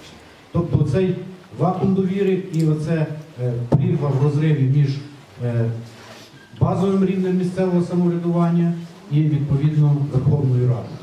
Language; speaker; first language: Ukrainian; native; Ukrainian